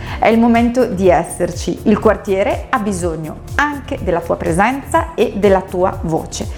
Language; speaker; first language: Italian; native; Italian